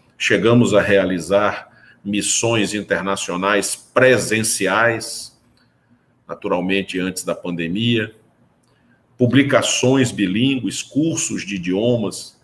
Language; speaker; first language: Portuguese; native; Portuguese